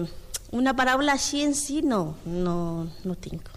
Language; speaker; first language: Catalan; non-native, learner; Spanish